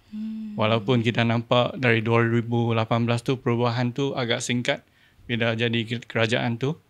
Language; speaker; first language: Malay; non-native, local second language; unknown